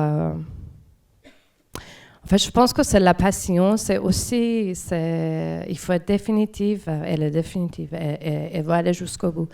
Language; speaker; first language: French; non-native, fluent; Persian